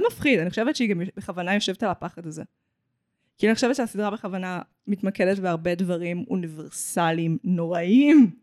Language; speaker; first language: Hebrew; native; Hebrew